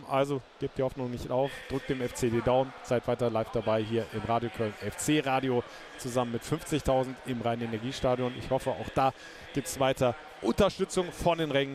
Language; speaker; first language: German; native; German